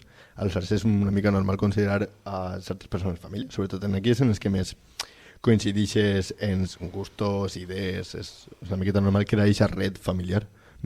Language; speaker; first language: Catalan; native; Catalan